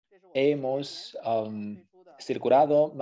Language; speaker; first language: Spanish; non-native, fluent; Chinese